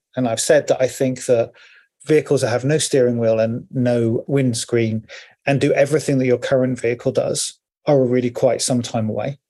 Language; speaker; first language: English; native; English